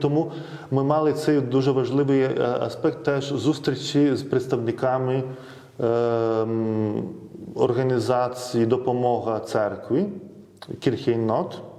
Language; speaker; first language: Ukrainian; non-native, fluent; Lithuanian